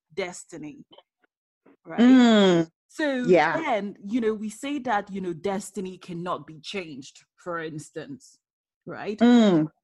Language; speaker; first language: English; non-native, local second language; Yoruba